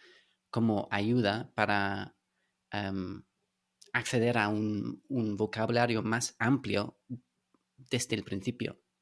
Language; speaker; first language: Spanish; non-native, fluent; English